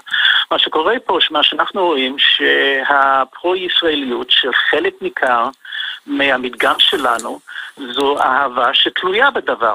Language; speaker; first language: Hebrew; non-native, fluent; English